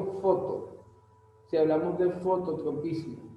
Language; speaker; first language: Spanish; native; Spanish